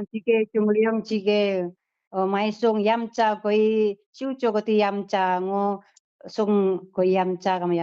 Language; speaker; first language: Cantonese; non-native, learner; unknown